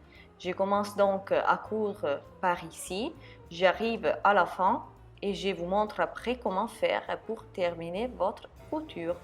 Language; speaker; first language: French; non-native, fluent; Italian